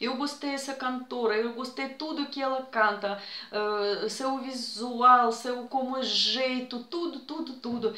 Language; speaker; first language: Portuguese; non-native, fluent; Russian